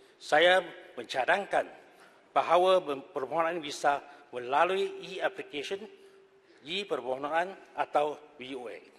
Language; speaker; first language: Malay; non-native, local second language; Chinese